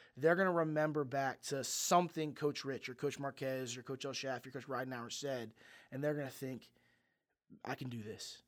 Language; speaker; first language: English; native; English